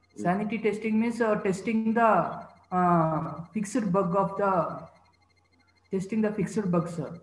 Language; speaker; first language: English; non-native, local second language; Kannada